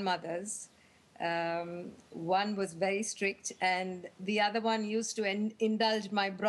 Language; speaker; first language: English; non-native, local second language; Tamil